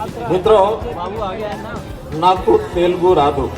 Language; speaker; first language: Telugu; non-native, learner; Hindi